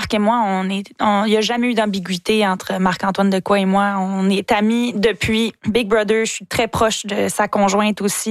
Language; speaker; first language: French; native; French